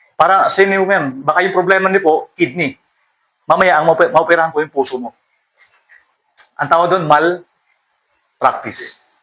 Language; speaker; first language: Filipino; native; Filipino